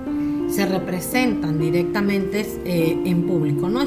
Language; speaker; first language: Spanish; native; Spanish